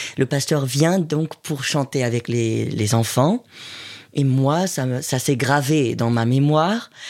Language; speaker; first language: French; non-native, fluent; German